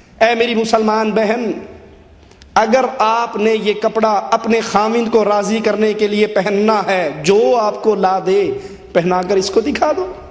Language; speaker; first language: Urdu; non-native, local second language; Punjabi